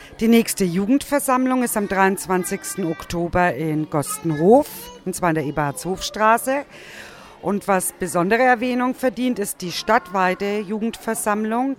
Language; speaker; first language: German; native; German